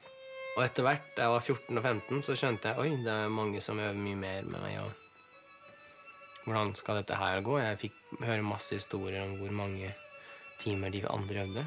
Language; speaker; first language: Norwegian; early bilingual, other home language; Russian